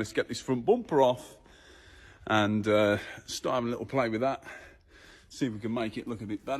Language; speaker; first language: English; native; English